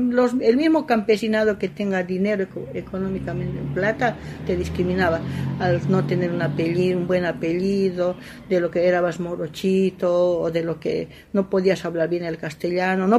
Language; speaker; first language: Spanish; non-native, local second language; Aymara